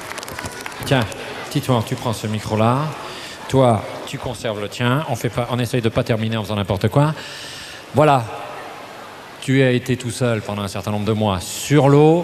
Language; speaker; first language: French; native; French